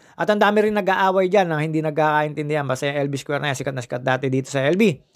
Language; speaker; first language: Filipino; native; Filipino